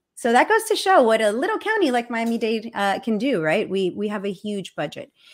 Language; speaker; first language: English; early bilingual, other home language; Spanish